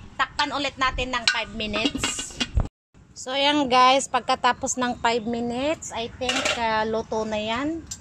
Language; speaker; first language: Filipino; non-native, local second language; Iloko